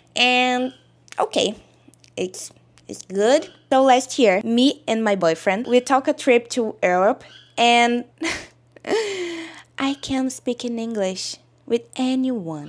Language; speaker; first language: English; non-native, learner; Portuguese